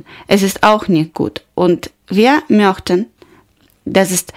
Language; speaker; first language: German; non-native, learner; Ukrainian